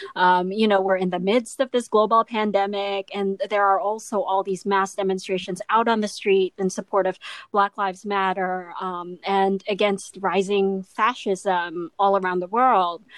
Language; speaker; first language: English; non-native, local second language; Filipino